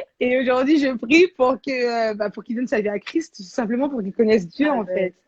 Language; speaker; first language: French; native; French